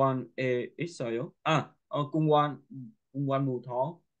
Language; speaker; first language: Korean; non-native, learner; Vietnamese